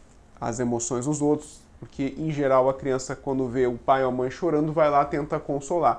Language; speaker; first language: Portuguese; native; Portuguese